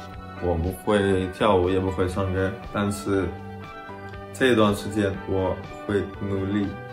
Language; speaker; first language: Chinese; non-native, fluent; Russian